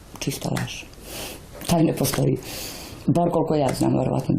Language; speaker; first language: Bosnian; native; Bosnian